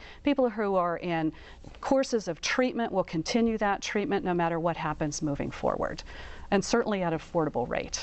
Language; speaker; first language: English; native; English